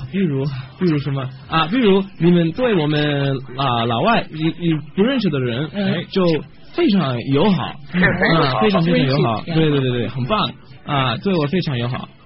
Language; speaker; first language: Chinese; non-native, learner; English